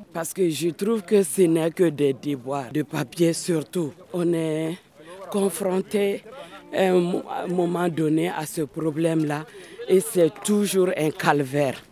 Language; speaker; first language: French; non-native, local second language; Bambara